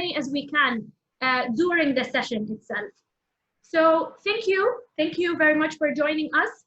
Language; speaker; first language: English; non-native, fluent; Arabic